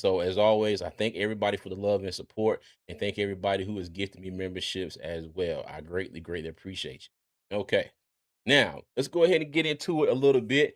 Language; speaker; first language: English; native; English